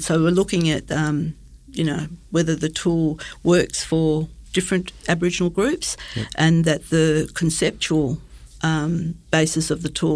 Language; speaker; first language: English; native; English